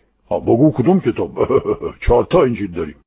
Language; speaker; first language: Persian; non-native, fluent; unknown